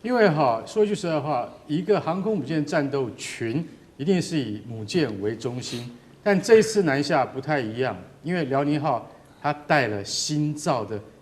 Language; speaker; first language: Chinese; native; Chinese